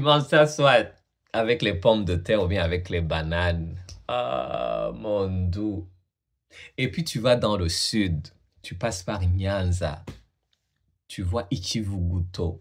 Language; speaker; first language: French; native; French